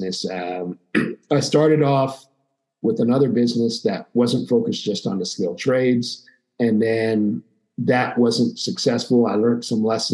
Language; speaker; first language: English; native; English